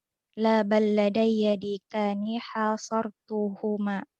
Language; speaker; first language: Arabic; non-native, learner; Indonesian